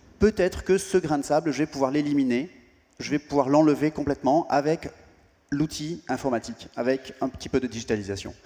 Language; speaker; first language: French; native; French